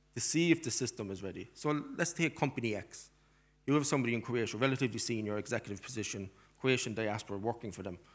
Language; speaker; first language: English; native; English